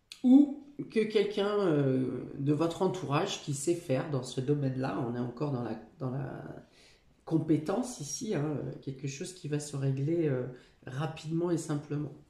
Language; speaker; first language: French; native; French